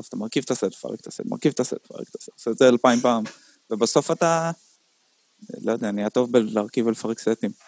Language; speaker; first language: Hebrew; native; Hebrew